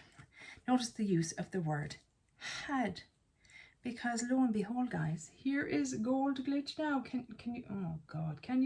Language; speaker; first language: English; native; English